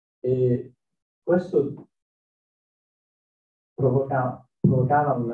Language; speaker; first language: Italian; non-native, learner; French